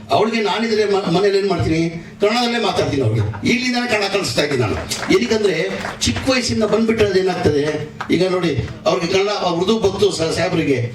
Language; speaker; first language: Kannada; non-native, local second language; Urdu